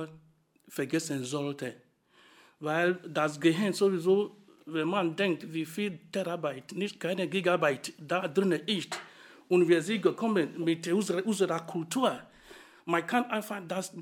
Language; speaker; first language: German; non-native, fluent; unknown